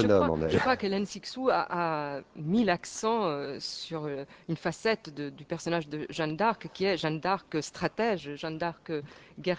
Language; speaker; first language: French; native; French